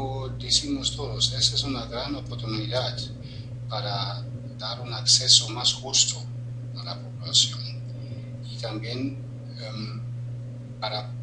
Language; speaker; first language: Spanish; non-native, fluent; German